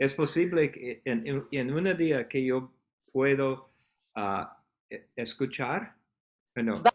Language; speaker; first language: Spanish; non-native, learner; English